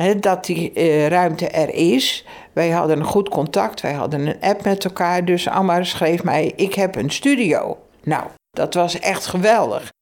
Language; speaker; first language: Dutch; native; Dutch